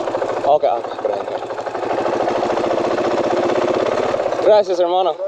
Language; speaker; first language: Spanish; non-native, fluent; English